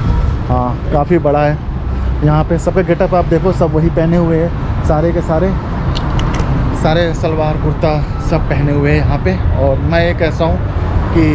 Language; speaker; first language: Hindi; native; Hindi